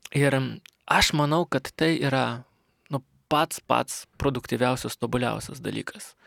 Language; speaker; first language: Lithuanian; non-native, local second language; Russian